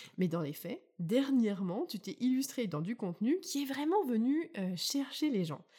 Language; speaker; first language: French; native; French